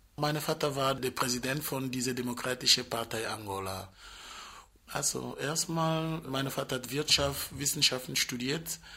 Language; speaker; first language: German; non-native, fluent; Portuguese